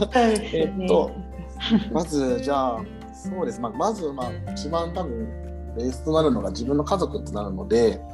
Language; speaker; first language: Japanese; early bilingual, heritage; English